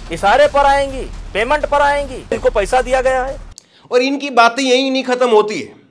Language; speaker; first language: Hindi; native; Hindi